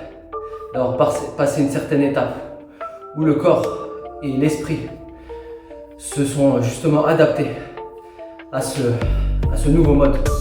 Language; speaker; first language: French; native; French